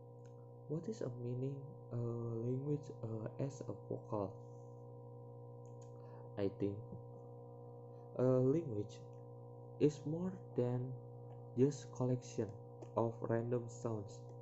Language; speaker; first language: English; non-native, learner; Indonesian